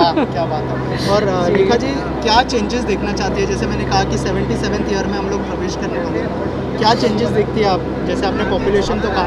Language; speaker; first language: Hindi; native; Hindi